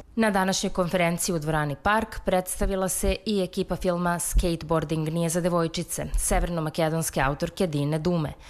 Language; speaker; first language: Serbian; native; Serbian